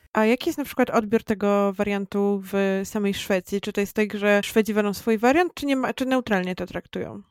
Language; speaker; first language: Polish; native; Polish